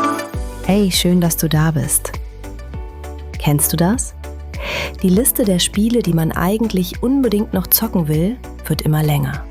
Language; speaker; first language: German; native; German